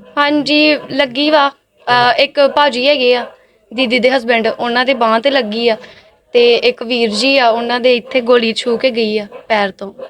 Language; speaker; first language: Punjabi; native; Punjabi